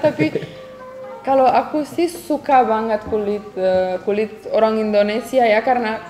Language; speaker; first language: Indonesian; non-native, fluent; Romanian